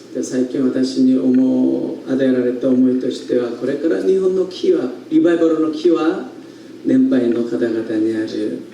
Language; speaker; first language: Japanese; non-native, fluent; Korean